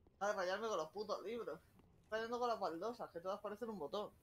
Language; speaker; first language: Spanish; native; Spanish